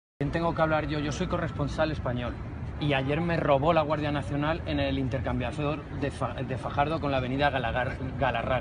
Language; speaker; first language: Spanish; native; Spanish